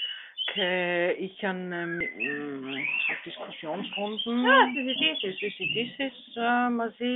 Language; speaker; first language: Greek; non-native, learner; German